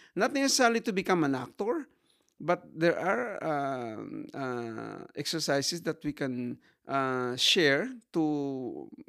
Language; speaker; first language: English; non-native, local second language; Hiligaynon